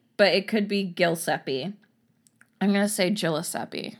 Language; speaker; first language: English; native; English